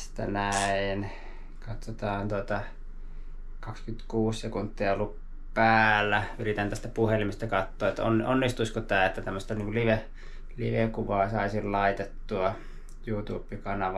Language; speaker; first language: Finnish; native; Finnish